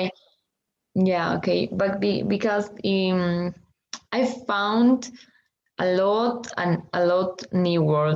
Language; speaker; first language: English; non-native, learner; Spanish